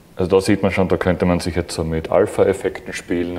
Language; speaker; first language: German; native; German